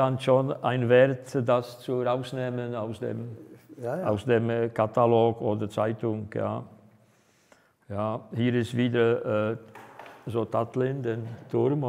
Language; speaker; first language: German; non-native, fluent; Czech